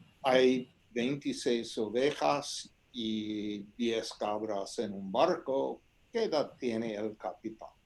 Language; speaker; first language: Spanish; non-native, fluent; English